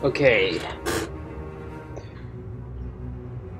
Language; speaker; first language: English; native; English